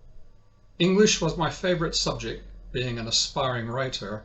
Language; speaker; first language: English; native; English